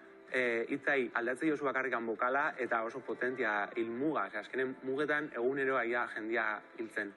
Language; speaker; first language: Basque; native; Basque